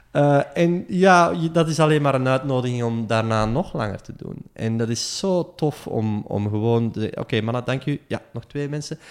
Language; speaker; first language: Dutch; native; Dutch